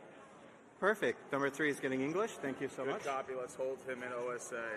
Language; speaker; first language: English; native; English